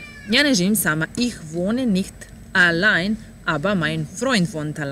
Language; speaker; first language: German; non-native, fluent; Serbian